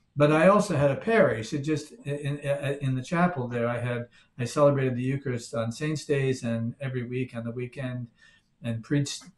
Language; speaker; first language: English; native; English